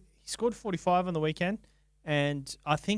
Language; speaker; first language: English; native; English